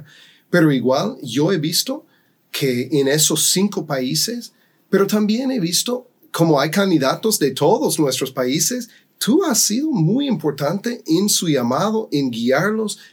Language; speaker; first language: Spanish; non-native, fluent; English